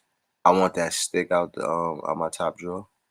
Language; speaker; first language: English; native; English